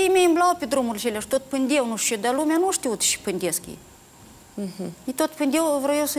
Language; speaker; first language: Romanian; native; Romanian